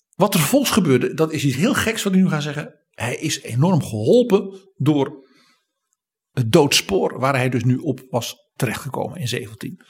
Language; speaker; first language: Dutch; native; Dutch